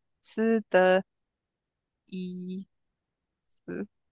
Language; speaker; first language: Chinese; non-native, learner; English